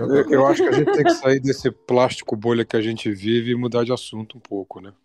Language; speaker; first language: Portuguese; native; Portuguese